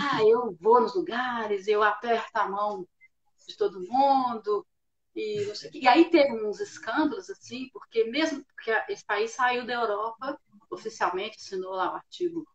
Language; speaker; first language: Portuguese; native; Portuguese